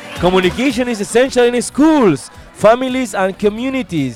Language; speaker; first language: English; non-native, fluent; Spanish